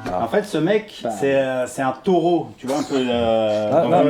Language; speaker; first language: French; native; French